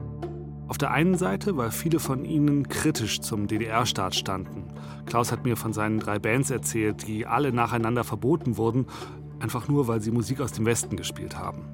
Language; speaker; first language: German; native; German